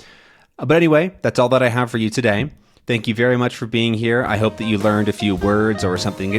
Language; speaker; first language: English; native; English